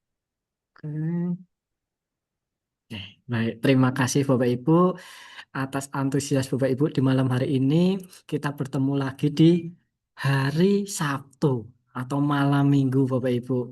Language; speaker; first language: Indonesian; native; Indonesian